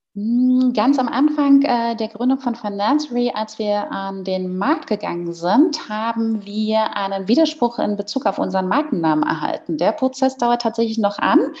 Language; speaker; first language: German; native; German